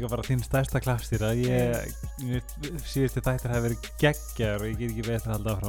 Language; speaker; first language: Icelandic; native; Icelandic